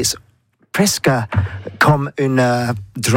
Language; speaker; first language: French; non-native, learner; English